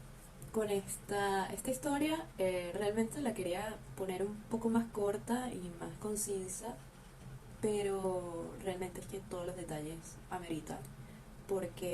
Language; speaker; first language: Spanish; native; Spanish